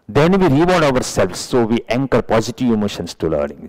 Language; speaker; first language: English; non-native, local second language; Gujarati